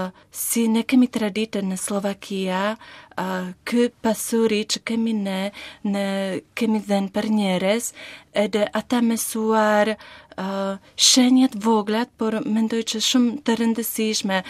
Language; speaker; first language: Albanian; non-native, learner; Slovak